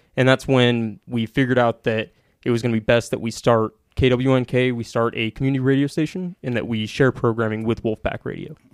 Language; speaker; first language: English; native; English